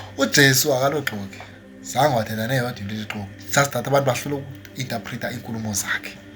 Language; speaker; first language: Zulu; non-native, local second language; Xhosa